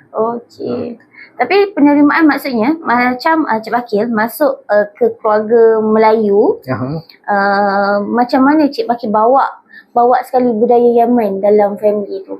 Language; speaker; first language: Malay; native; Malay